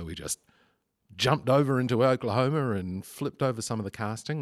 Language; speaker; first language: English; native; English